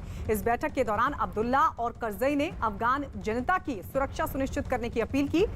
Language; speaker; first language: Hindi; native; Hindi